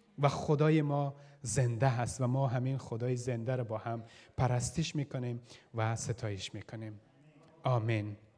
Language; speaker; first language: Persian; native; Persian